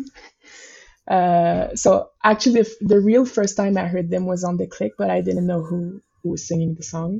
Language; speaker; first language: English; non-native, fluent; French